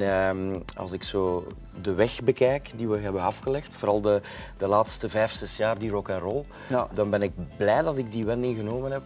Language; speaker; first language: Dutch; native; Dutch